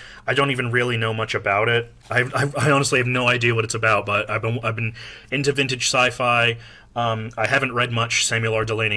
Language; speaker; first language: English; native; English